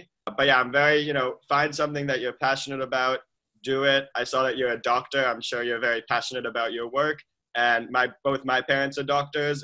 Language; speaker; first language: English; native; English